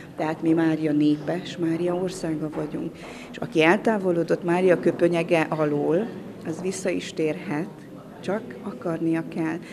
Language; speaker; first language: Hungarian; native; Hungarian